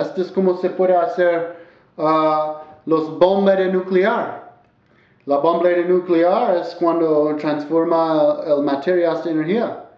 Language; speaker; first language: Spanish; non-native, learner; English